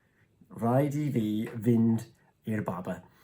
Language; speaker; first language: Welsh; non-native, learner; English